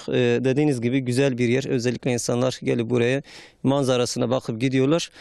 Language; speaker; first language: Turkish; native; Turkish